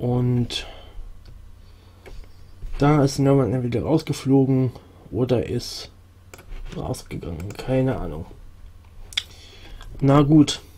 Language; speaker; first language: German; native; German